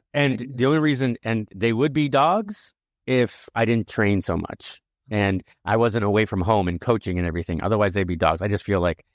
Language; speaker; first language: English; native; English